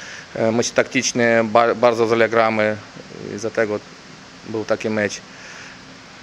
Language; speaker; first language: Polish; non-native, learner; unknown